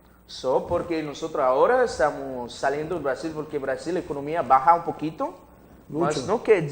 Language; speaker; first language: Spanish; non-native, learner; Haitian Creole